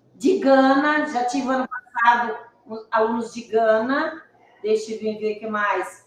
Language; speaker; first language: Portuguese; native; Portuguese